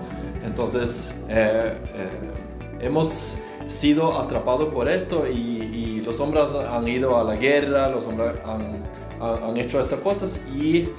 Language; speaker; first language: Spanish; non-native, fluent; Norwegian